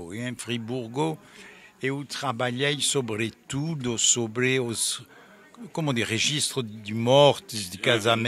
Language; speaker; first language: Portuguese; non-native, fluent; French